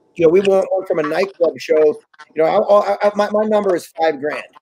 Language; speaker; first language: English; native; English